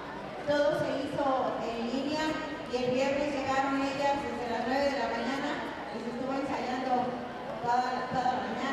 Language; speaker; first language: Spanish; native; Spanish